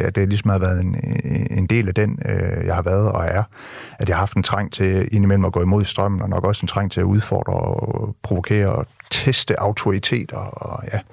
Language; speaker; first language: Danish; early bilingual, other home language; French